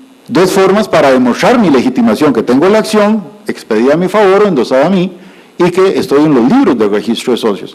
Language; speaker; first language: Spanish; native; Spanish